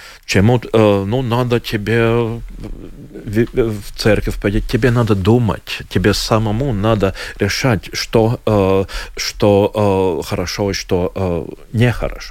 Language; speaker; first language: Russian; non-native, local second language; Latvian